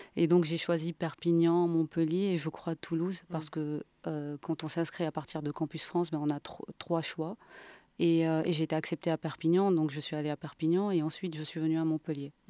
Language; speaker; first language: French; non-native, local second language; Arabic